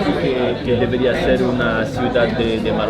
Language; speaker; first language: Spanish; non-native, learner; English